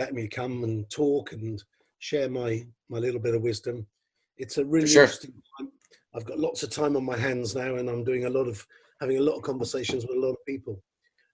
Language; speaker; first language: English; native; English